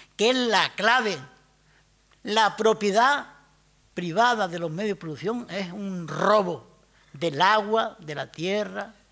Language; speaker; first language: Spanish; native; Spanish